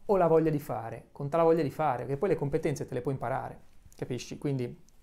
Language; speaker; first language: Italian; native; Italian